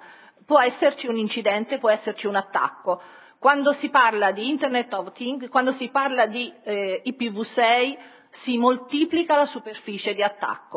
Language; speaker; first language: Italian; native; Italian